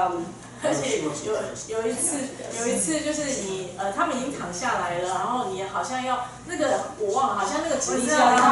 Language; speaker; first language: Chinese; native; Chinese